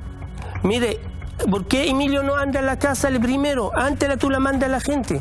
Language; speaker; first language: Spanish; non-native, learner; Arabic